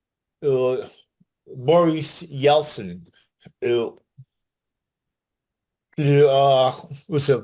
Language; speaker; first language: French; non-native, learner; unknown